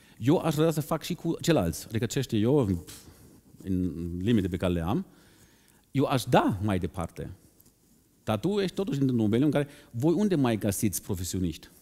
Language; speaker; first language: Romanian; non-native, fluent; German